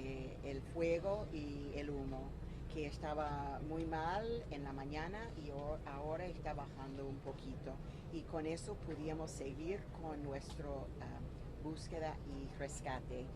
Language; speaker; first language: Spanish; non-native, fluent; English